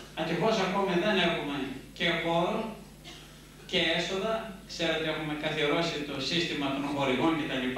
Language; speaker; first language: Greek; native; Greek